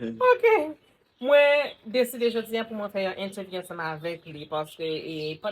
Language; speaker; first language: French; non-native, learner; Haitian Creole